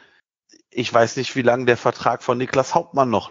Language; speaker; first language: German; native; German